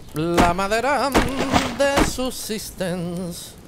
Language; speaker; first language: Spanish; native; Spanish